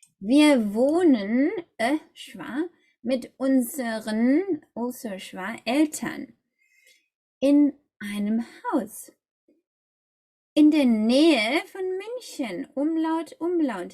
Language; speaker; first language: German; non-native, fluent; English